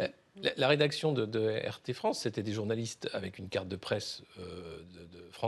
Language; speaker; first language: French; native; French